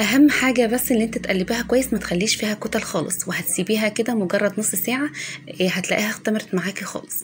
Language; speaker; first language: Arabic; native; Arabic